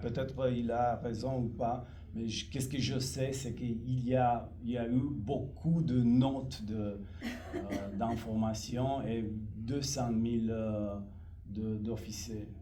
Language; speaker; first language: French; non-native, fluent; Romanian